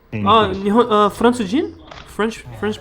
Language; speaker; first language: Japanese; non-native, learner; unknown